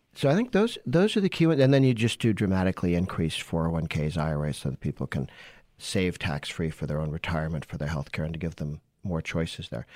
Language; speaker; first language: English; native; English